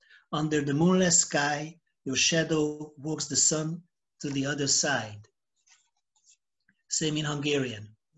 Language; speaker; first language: English; non-native, fluent; Hungarian